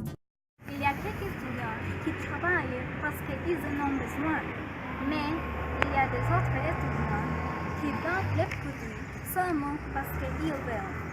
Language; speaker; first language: French; non-native, learner; Spanish